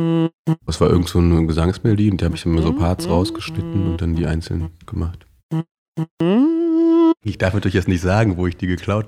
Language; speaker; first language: German; native; German